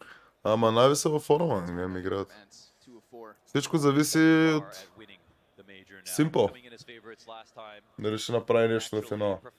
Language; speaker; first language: Bulgarian; native; Bulgarian